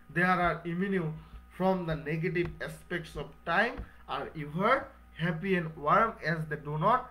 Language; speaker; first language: English; non-native, local second language; Bangla